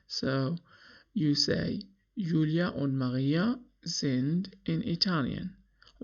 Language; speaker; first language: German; non-native, learner; English